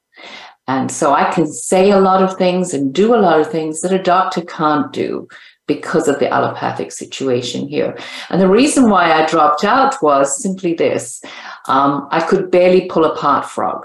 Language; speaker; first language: English; native; English